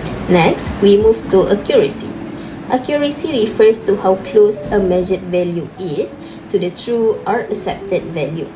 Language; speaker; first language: English; non-native, local second language; Malay